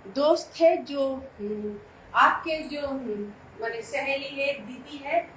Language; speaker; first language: Hindi; non-native, local second language; Bangla